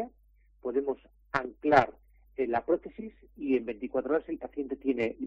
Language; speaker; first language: Spanish; native; Spanish